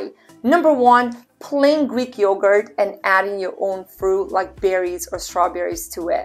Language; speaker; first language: English; native; English